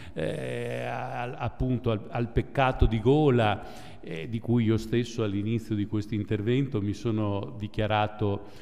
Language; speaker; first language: Italian; native; Italian